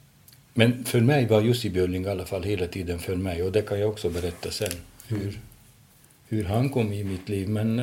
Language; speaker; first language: Swedish; non-native, fluent; Hungarian